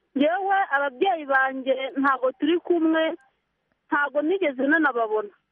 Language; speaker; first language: Kinyarwanda; early bilingual, heritage; Kinyarwanda